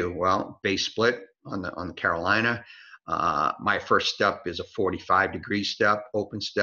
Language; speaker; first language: English; native; English